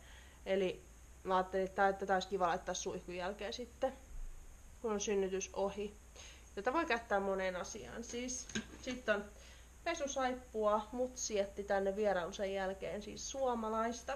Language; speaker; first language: Finnish; native; Finnish